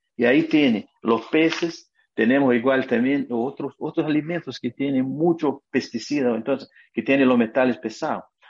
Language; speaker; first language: Spanish; non-native, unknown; Portuguese